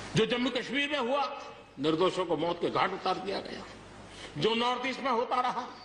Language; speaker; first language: Hindi; non-native, local second language; Gujarati